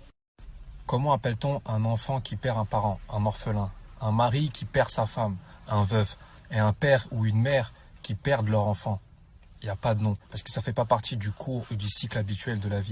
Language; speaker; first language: French; native; French